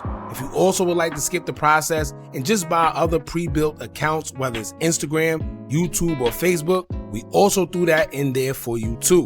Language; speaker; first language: English; native; English